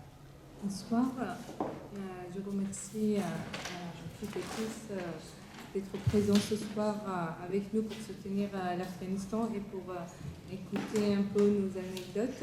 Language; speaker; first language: French; non-native, fluent; Persian